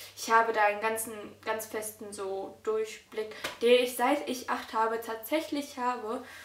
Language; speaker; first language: German; early bilingual, other home language; Russian